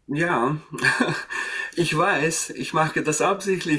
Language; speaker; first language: German; non-native, fluent; Hungarian